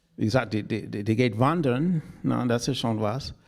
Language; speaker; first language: German; non-native, fluent; English